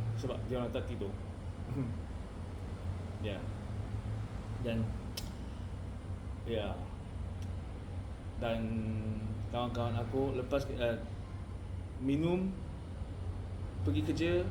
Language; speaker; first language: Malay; non-native, learner; Korean